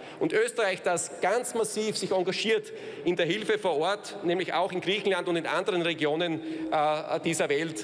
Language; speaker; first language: German; native; German